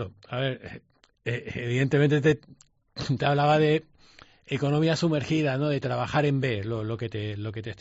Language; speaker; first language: Spanish; native; Spanish